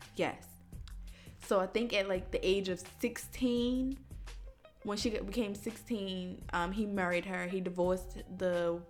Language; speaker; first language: English; native; English